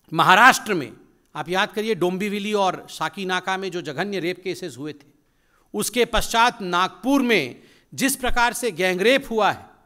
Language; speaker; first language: Hindi; native; Hindi